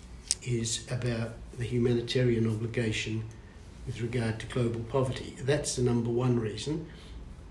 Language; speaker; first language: English; native; English